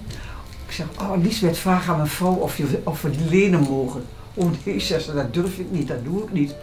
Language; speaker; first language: Dutch; native; Dutch